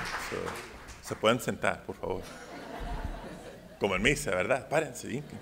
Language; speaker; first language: Spanish; early bilingual, heritage; Spanish